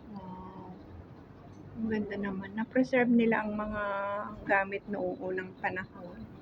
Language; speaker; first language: Filipino; non-native, local second language; Iloko